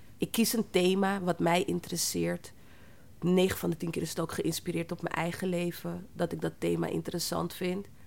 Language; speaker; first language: Dutch; native; Dutch